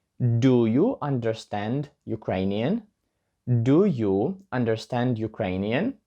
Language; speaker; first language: English; non-native, learner; Ukrainian